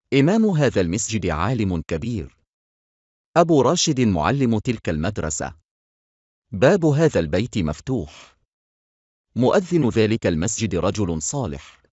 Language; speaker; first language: Arabic; non-native, fluent; Bangla